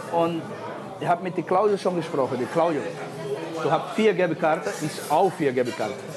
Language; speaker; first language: German; non-native, fluent; Spanish